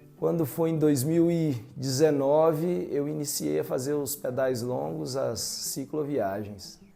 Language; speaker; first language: Portuguese; native; Portuguese